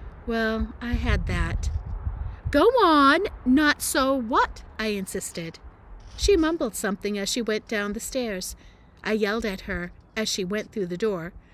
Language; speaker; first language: English; native; English